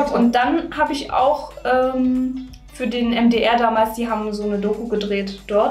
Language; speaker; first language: German; native; German